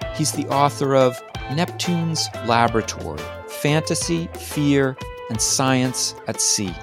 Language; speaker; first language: English; native; English